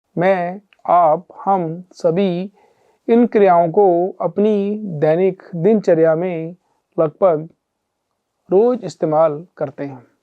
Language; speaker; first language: Hindi; non-native, local second language; Punjabi